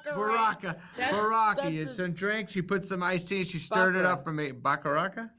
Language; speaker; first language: English; native; English